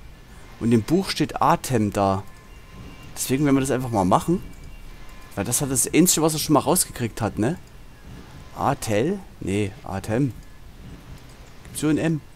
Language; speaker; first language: German; native; German